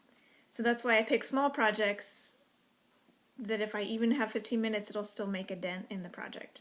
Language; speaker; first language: English; native; English